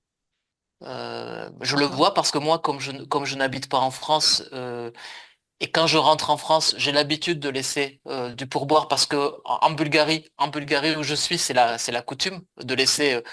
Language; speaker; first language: French; native; French